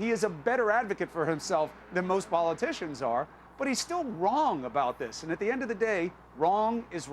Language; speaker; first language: English; native; English